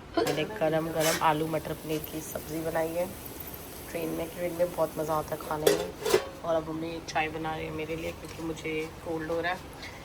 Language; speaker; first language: Hindi; native; Hindi